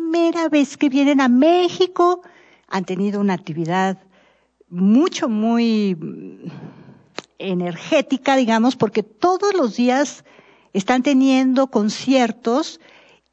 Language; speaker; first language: Spanish; native; Spanish